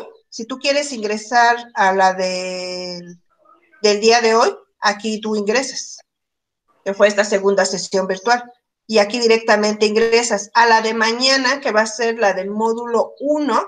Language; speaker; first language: Spanish; native; Spanish